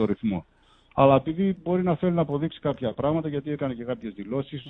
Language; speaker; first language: Greek; native; Greek